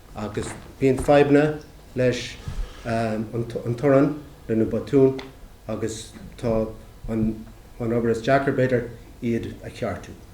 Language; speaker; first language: Irish; non-native, local second language; English